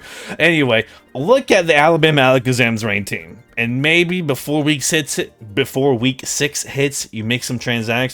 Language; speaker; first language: English; native; English